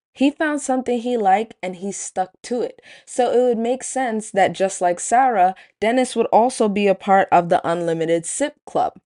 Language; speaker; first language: English; native; English